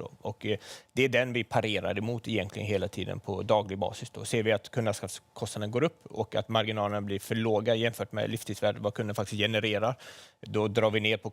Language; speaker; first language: Swedish; native; Swedish